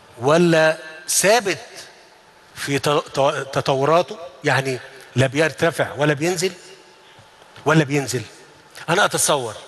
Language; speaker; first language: Arabic; native; Arabic